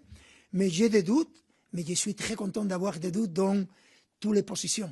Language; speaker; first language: French; non-native, fluent; Spanish